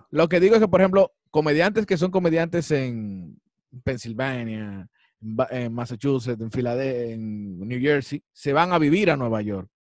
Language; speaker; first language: Spanish; native; Spanish